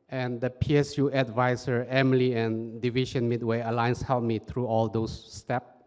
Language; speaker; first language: English; non-native, fluent; Burmese